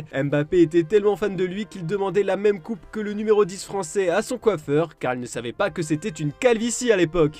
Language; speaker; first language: French; native; French